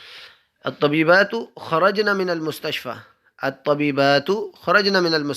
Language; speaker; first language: Arabic; non-native, fluent; Urdu